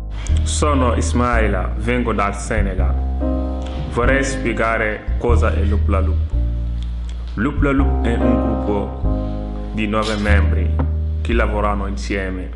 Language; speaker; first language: Italian; non-native, learner; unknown